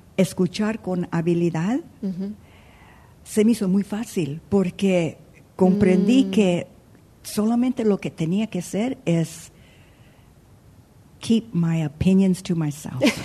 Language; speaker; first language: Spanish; early bilingual, heritage; Spanish